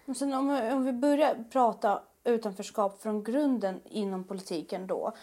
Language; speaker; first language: Swedish; early bilingual, other home language; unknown